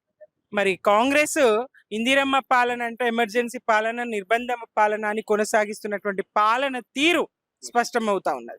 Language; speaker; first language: Telugu; native; Telugu